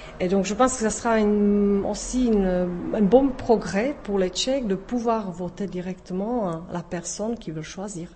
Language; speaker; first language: French; non-native, fluent; Czech